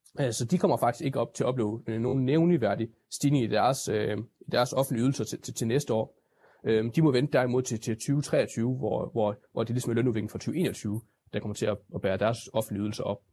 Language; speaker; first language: Danish; native; Danish